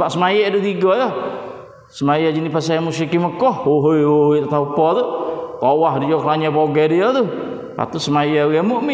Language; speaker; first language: Malay; native; Malay